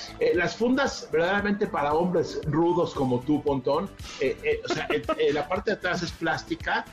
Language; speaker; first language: Spanish; native; Spanish